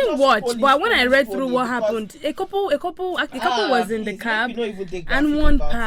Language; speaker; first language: English; non-native, local second language; Yoruba